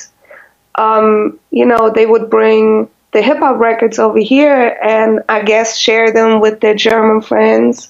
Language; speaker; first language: English; non-native, fluent; German